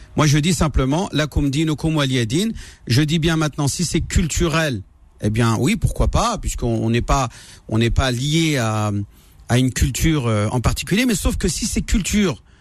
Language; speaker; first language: French; native; French